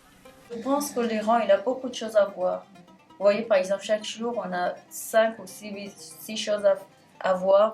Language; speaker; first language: French; non-native, fluent; Persian